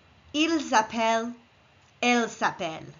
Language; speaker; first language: French; non-native, fluent; English